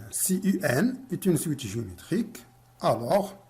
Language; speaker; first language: French; non-native, local second language; Arabic